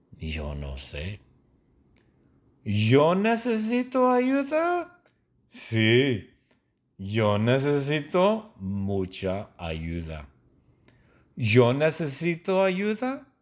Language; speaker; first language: Spanish; non-native, fluent; English